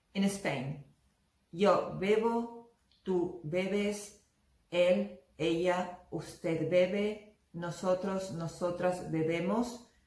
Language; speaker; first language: Spanish; native; Spanish